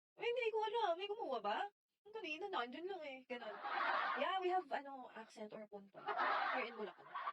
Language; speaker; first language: Filipino; native; Filipino